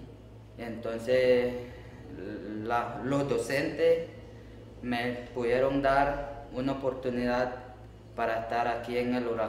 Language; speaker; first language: Spanish; non-native, local second language; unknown